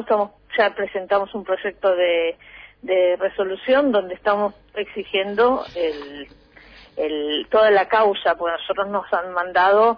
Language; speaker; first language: Spanish; native; Spanish